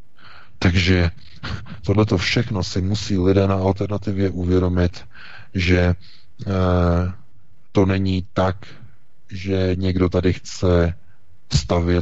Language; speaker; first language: Czech; native; Czech